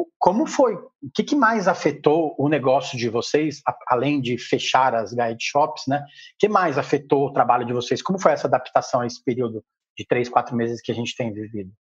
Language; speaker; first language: Portuguese; native; Portuguese